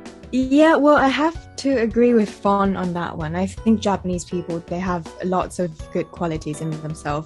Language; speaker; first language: English; non-native, fluent; Thai